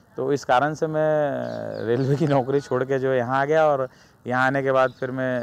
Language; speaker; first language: Hindi; native; Hindi